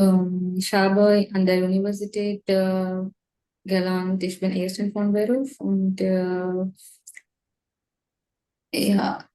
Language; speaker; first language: German; non-native, learner; Tamil